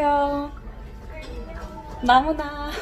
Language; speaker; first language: Korean; non-native, fluent; Mongolian